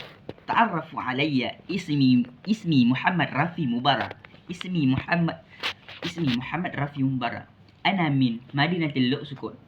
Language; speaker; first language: Arabic; non-native, learner; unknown